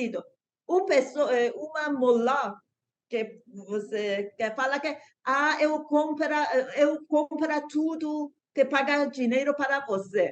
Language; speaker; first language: Portuguese; non-native, learner; Persian